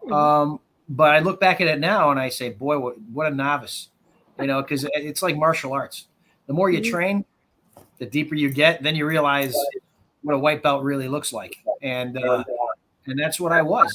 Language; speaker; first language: English; native; English